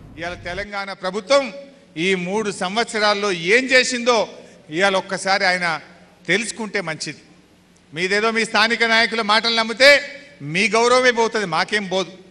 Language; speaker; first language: Telugu; native; Telugu